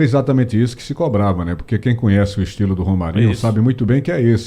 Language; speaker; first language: Portuguese; native; Portuguese